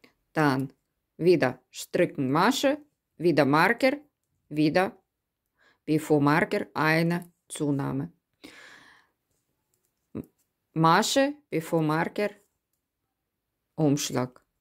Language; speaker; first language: German; non-native, learner; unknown